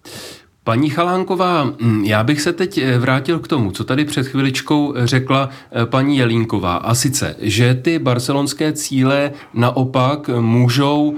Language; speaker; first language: Czech; native; Czech